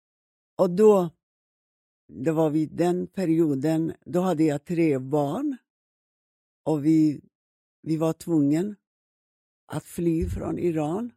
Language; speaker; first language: Swedish; non-native, fluent; Persian